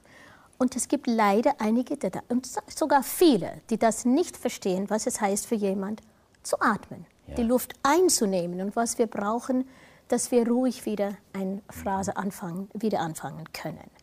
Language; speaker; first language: German; non-native, fluent; English